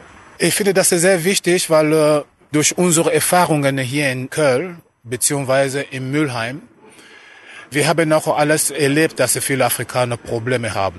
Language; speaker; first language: German; non-native, fluent; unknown